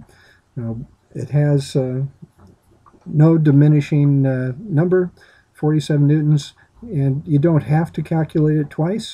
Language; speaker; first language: English; native; English